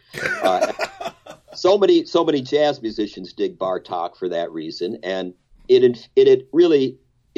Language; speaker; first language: English; native; English